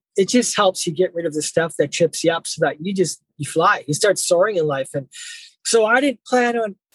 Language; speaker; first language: English; native; English